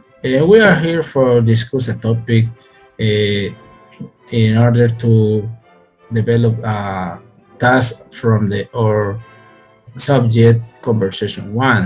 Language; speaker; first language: English; non-native, learner; Spanish